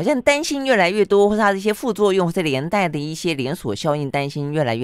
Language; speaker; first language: Chinese; native; Chinese